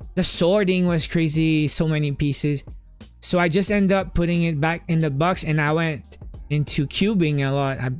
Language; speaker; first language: English; native; English